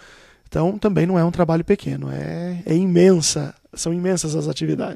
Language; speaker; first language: Portuguese; native; Portuguese